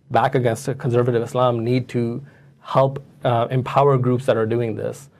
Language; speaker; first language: English; non-native, local second language; Urdu